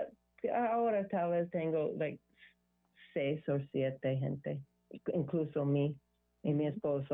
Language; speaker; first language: Spanish; non-native, learner; English